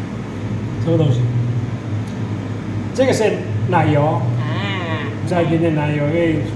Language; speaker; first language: Chinese; non-native, fluent; Italian